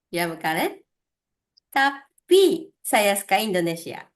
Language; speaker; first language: Indonesian; non-native, learner; Japanese